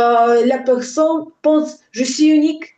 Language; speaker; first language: French; non-native, learner; Ukrainian